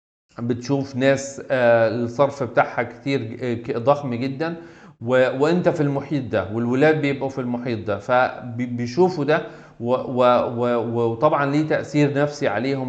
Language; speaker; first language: Arabic; native; Arabic